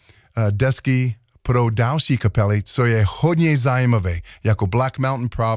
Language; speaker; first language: Czech; non-native, learner; English